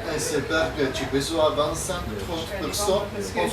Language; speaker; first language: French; non-native, learner; Slovak